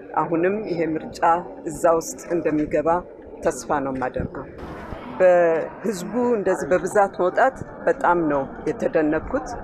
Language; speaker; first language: Amharic; native; Amharic